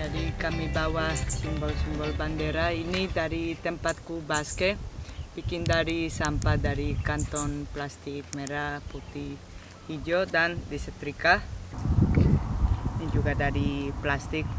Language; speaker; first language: Indonesian; non-native, fluent; Basque